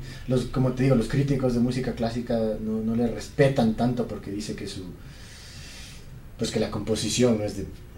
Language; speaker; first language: Spanish; native; Spanish